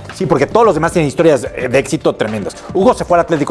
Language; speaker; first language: Spanish; native; Spanish